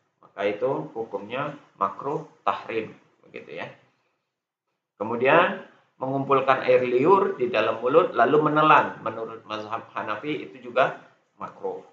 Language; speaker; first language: Indonesian; native; Indonesian